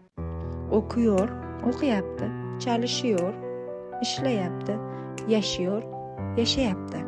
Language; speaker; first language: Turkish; non-native, fluent; Uzbek